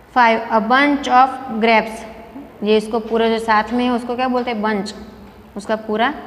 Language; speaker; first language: Hindi; non-native, local second language; Gujarati